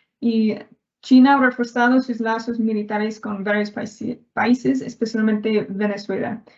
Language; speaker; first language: Spanish; non-native, learner; English